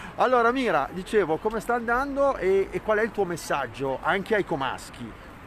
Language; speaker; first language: Italian; native; Italian